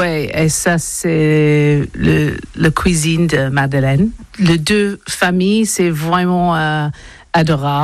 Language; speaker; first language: French; non-native, learner; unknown